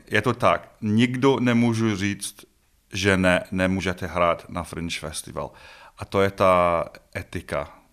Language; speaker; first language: Czech; non-native, learner; English